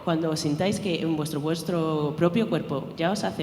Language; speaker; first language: Spanish; native; Spanish